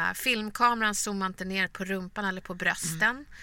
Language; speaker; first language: Swedish; native; Swedish